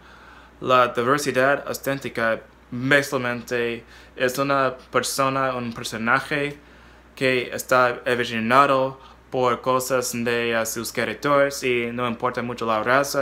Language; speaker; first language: Spanish; non-native, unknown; English